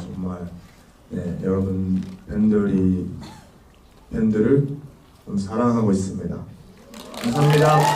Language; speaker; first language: Korean; non-native, learner; Japanese